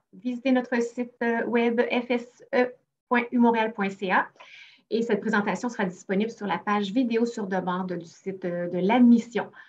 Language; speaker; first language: French; native; French